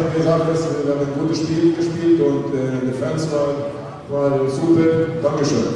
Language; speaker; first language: German; non-native, fluent; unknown